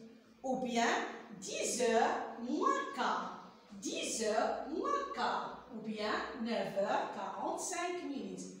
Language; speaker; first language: French; non-native, local second language; Arabic